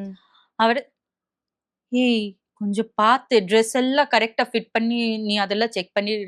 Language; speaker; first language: Tamil; non-native, local second language; Bangla